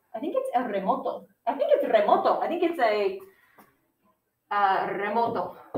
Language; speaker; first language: English; native; English